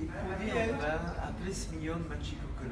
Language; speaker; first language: Portuguese; non-native, learner; Spanish